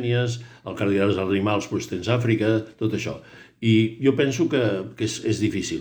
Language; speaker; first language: Catalan; native; Catalan